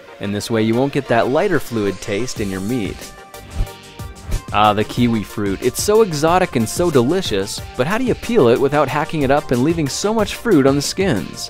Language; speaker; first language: English; native; English